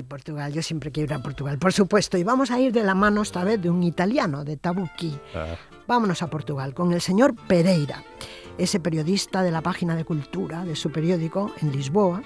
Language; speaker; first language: Spanish; native; Spanish